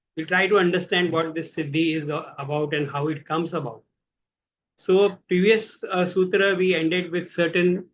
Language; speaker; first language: English; non-native, local second language; Hindi